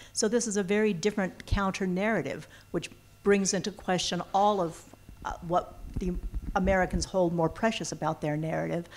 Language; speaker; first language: English; native; English